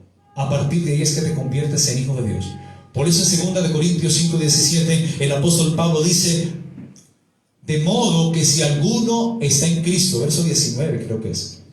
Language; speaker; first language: Spanish; native; Spanish